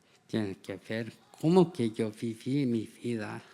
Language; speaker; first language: Spanish; non-native, learner; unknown